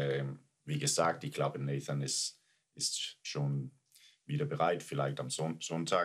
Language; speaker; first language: German; non-native, learner; Danish